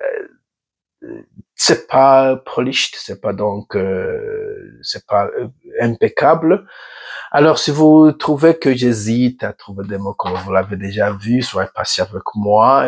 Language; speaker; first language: French; non-native, local second language; Rundi